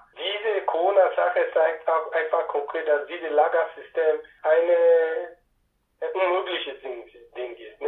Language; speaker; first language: German; non-native, learner; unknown